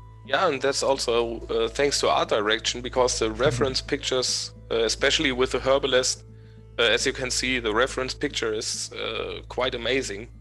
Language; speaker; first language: English; non-native, fluent; German